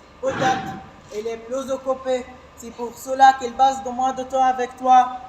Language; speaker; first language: French; non-native, learner; Arabic